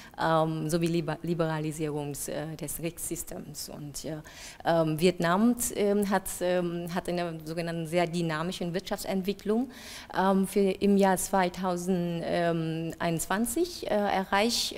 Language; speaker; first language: German; non-native, fluent; Vietnamese